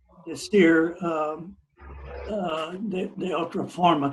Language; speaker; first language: Spanish; non-native, fluent; English